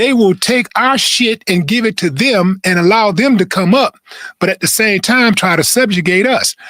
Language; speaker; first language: English; native; English